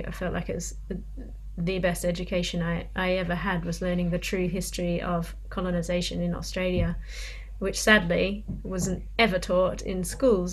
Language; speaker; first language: English; native; English